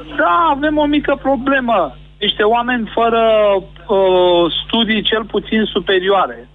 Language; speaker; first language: Romanian; native; Romanian